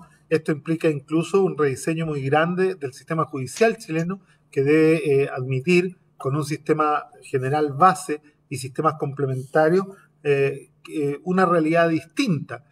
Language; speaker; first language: Spanish; native; Spanish